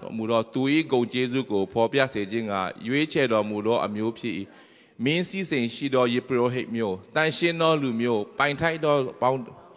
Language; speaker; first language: Burmese; non-native, local second language; Tedim Chin